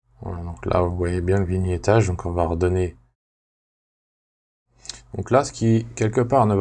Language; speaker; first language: French; native; French